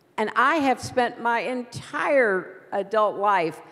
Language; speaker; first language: English; native; English